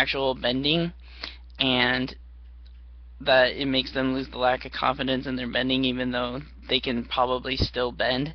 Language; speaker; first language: English; native; English